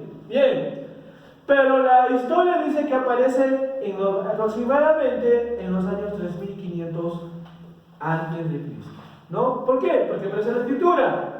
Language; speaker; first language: Spanish; native; Spanish